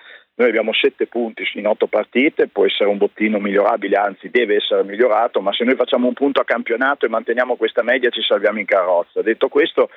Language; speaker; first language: Italian; native; Italian